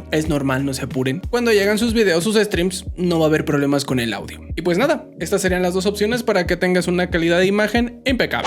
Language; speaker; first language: Spanish; native; Spanish